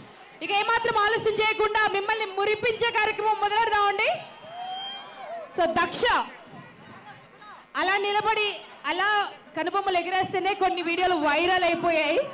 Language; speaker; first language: Telugu; native; Telugu